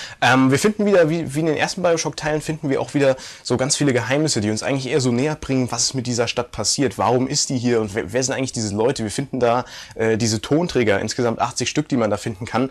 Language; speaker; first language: German; native; German